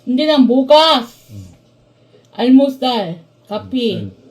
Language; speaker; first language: Filipino; non-native, learner; Korean